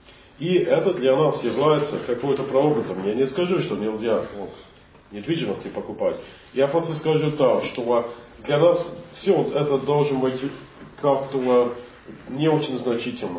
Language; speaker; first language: Russian; non-native, fluent; English